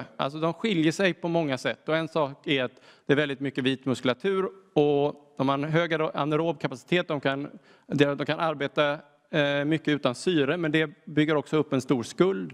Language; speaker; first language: Swedish; native; Swedish